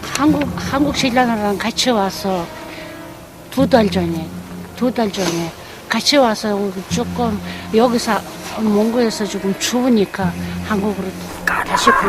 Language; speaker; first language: Korean; non-native, fluent; Mongolian